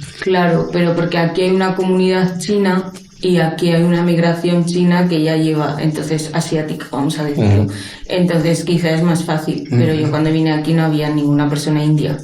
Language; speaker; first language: Spanish; early bilingual, other home language; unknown